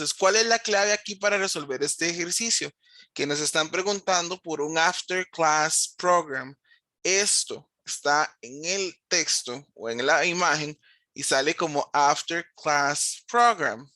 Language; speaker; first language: Spanish; native; Spanish